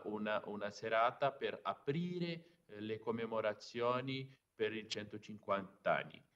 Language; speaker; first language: Italian; non-native, fluent; Portuguese